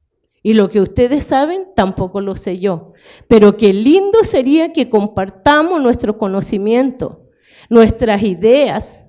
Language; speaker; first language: Spanish; non-native, local second language; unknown